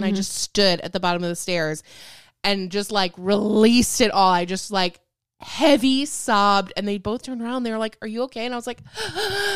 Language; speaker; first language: English; native; English